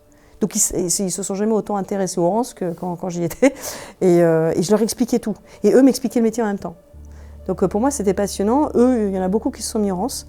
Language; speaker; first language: French; native; French